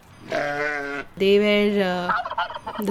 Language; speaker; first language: English; non-native, local second language; Bangla